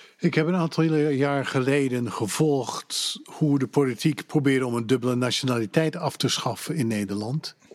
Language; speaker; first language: Dutch; native; Dutch